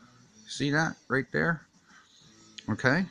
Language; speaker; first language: English; native; English